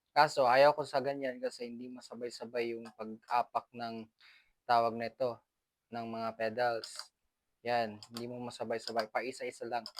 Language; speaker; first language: Filipino; non-native, local second language; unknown